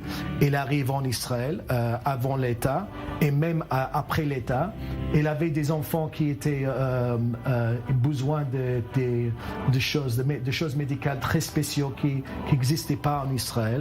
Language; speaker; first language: French; non-native, learner; English